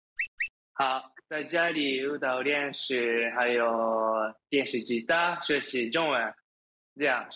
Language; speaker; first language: Chinese; non-native, learner; Japanese